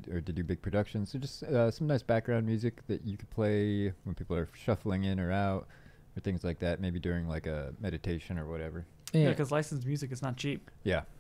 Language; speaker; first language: English; native; English